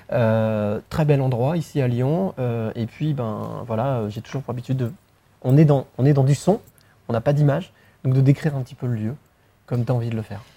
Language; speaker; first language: French; native; French